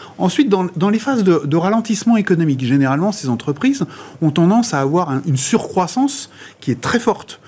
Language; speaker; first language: French; native; French